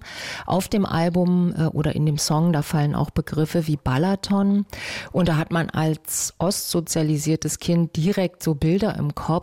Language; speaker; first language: German; native; German